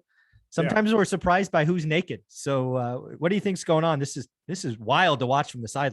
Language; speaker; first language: English; native; English